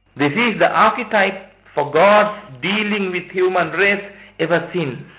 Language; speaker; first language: English; non-native, local second language; Sinhala